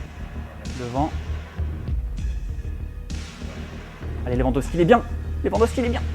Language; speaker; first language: French; native; French